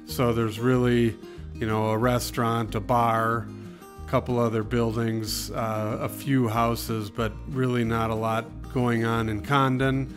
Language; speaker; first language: English; native; English